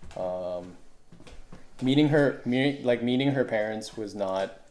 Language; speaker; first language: English; non-native, local second language; Filipino